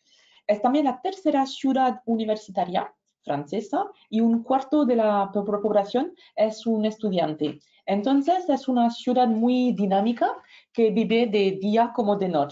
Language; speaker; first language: Spanish; non-native, fluent; French